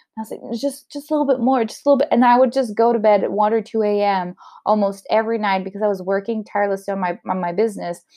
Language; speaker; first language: English; non-native, local second language; French